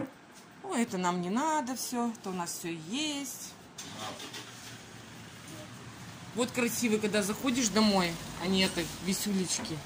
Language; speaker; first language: Russian; native; Russian